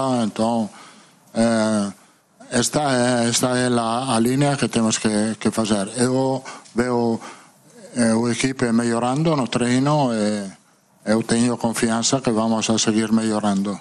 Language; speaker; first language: Portuguese; non-native, fluent; Italian